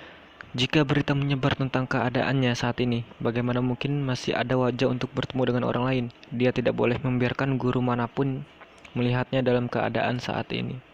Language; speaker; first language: Indonesian; native; Indonesian